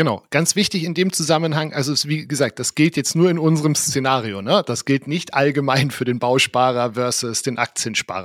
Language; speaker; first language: German; native; German